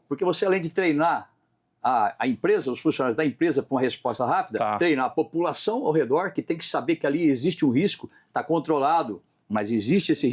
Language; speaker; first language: Portuguese; native; Portuguese